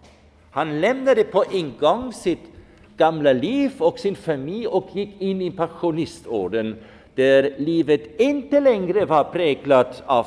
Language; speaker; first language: Swedish; non-native, fluent; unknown